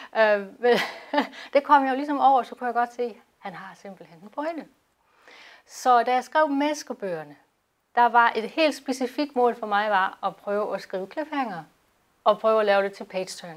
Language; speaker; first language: Danish; native; Danish